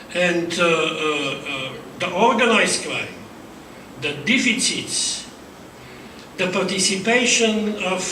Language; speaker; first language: English; non-native, fluent; Bulgarian